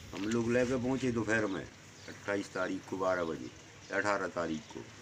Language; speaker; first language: Hindi; native; Hindi